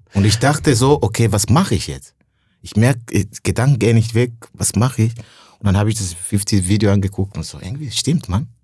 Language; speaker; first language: German; non-native, fluent; Rundi